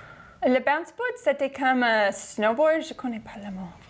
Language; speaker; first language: French; non-native, fluent; English